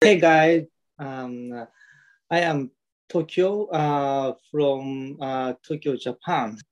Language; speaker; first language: English; non-native, learner; Japanese